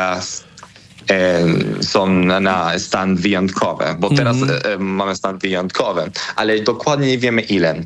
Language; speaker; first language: Polish; non-native, fluent; Spanish